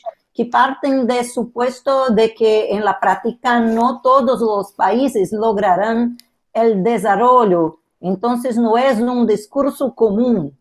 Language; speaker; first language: Spanish; non-native, learner; Portuguese